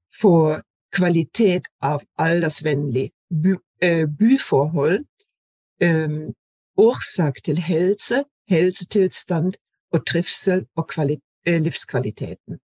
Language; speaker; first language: Norwegian; non-native, fluent; German